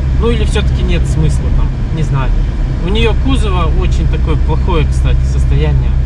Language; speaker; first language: Russian; early bilingual, heritage; Russian